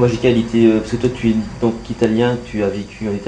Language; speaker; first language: French; native; French